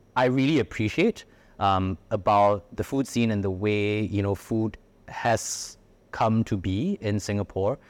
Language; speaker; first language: English; native; English